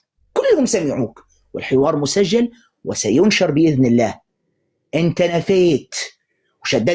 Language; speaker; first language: Arabic; native; Arabic